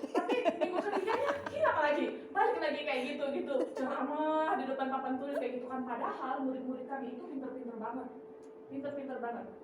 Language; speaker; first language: Indonesian; non-native, local second language; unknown